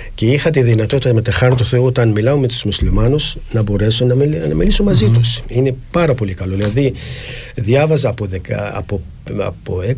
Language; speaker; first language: Greek; non-native, fluent; Arabic